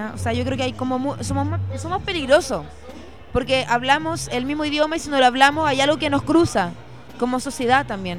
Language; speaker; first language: Spanish; early bilingual, heritage; Spanish